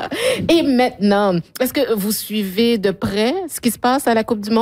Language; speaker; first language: French; native; French